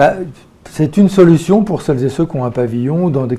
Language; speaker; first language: French; native; French